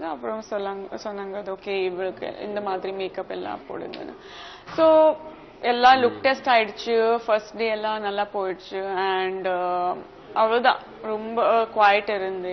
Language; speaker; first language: Tamil; non-native, fluent; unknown